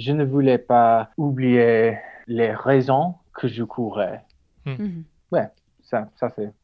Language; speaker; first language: French; non-native, learner; English